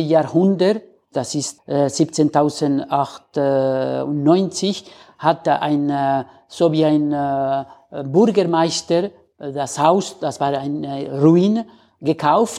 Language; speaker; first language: German; non-native, learner; Spanish